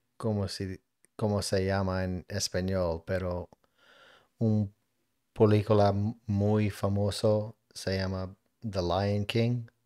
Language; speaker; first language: Spanish; non-native, learner; English